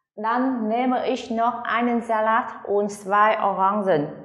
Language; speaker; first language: German; non-native, fluent; Vietnamese